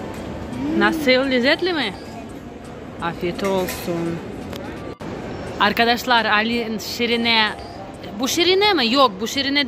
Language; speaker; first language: Turkish; non-native, learner; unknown